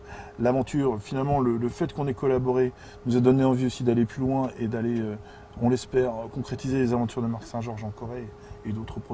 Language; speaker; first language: French; native; French